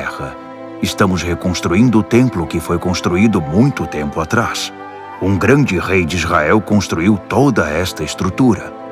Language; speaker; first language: Portuguese; native; Portuguese